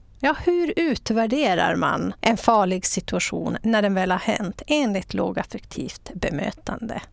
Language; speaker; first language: Swedish; native; Swedish